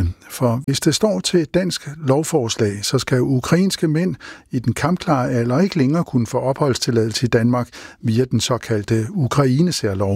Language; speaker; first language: Danish; native; Danish